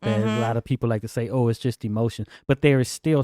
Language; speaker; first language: English; native; English